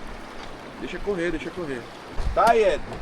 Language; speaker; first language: Portuguese; native; Portuguese